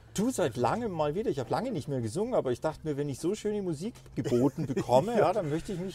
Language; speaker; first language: German; native; German